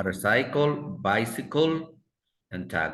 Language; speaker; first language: English; non-native, fluent; Spanish